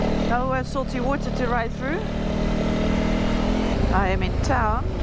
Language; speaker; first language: English; non-native, fluent; Dutch